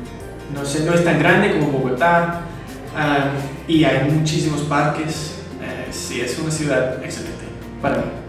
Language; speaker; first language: Spanish; non-native, fluent; English